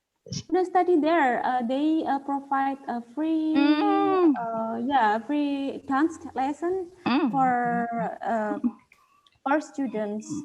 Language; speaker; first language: English; non-native, fluent; Indonesian